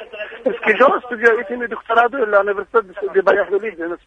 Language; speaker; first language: Spanish; non-native, fluent; Arabic